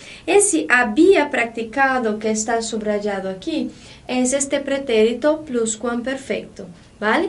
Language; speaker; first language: Spanish; non-native, fluent; Portuguese